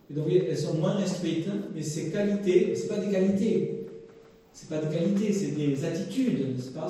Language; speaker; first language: French; native; French